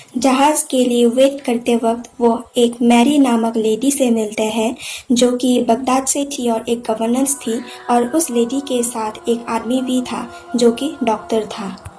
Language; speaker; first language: Hindi; non-native, local second language; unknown